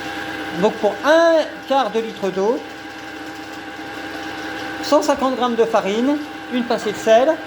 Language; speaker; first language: French; native; French